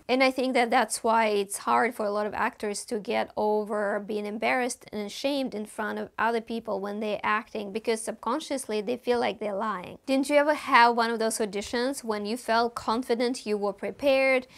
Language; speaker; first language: English; non-native, fluent; Russian